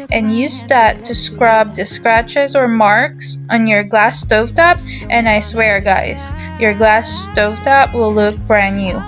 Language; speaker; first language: English; non-native, local second language; Filipino